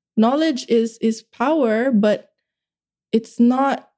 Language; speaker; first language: English; early bilingual, other home language; Indonesian